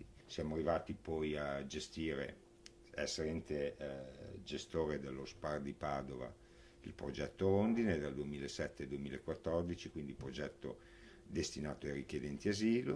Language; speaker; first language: Italian; native; Italian